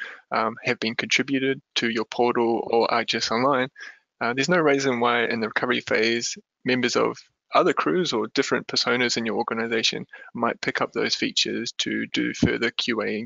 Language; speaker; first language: English; native; English